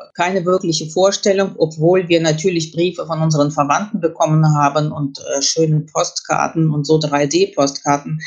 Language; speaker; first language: German; early bilingual, other home language; Russian